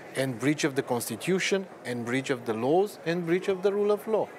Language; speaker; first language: English; non-native, fluent; Romanian